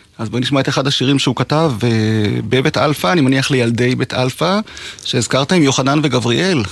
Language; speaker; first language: Hebrew; native; Hebrew